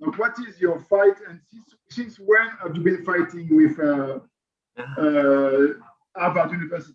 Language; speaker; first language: English; non-native, learner; French